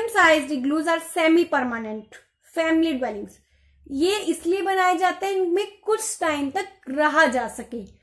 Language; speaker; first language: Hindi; non-native, local second language; Gujarati